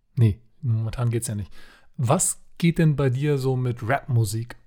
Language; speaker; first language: German; native; German